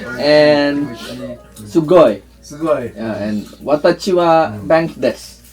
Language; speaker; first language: Japanese; non-native, learner; Thai